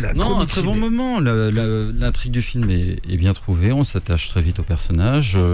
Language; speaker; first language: French; native; French